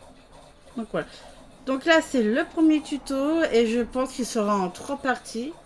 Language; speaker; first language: French; native; French